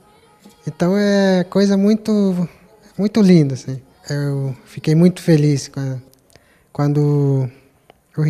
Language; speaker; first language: Portuguese; non-native, local second language; Guarani